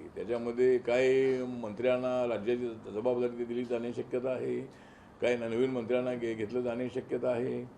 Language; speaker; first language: Marathi; native; Marathi